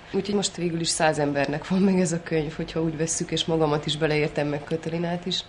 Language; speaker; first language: Hungarian; native; Hungarian